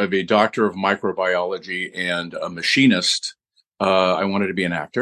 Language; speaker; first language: English; native; English